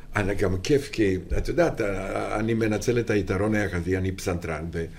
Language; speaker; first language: Hebrew; non-native, fluent; Romanian